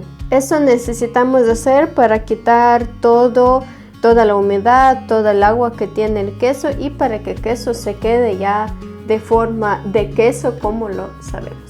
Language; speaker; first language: Spanish; non-native, fluent; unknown